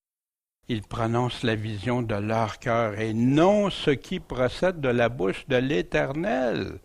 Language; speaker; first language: French; native; French